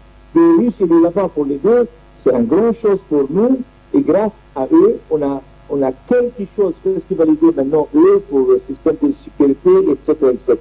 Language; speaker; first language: French; non-native, learner; Arabic